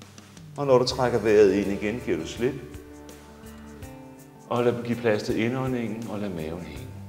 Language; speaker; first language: Danish; native; Danish